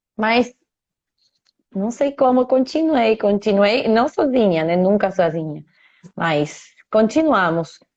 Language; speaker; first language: Portuguese; non-native, fluent; Spanish